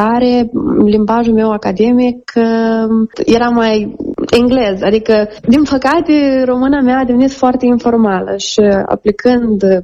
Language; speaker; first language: Romanian; native; Romanian